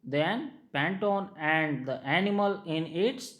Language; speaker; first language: English; non-native, local second language; Gujarati